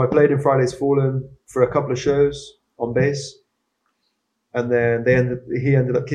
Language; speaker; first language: English; native; English